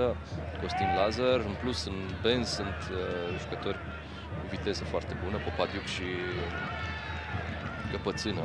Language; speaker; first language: Romanian; native; Romanian